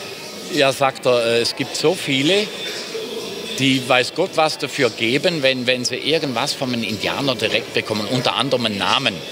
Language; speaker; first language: German; native; German